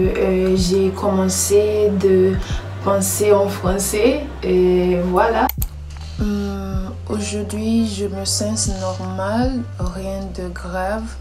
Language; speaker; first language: French; non-native, learner; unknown